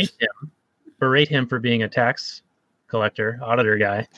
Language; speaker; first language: English; native; English